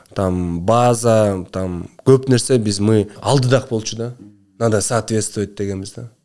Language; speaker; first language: Russian; non-native, local second language; Kyrgyz